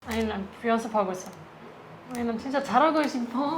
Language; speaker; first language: Korean; non-native, learner; German